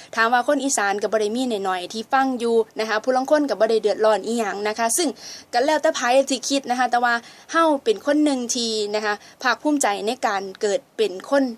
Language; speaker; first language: Thai; native; Thai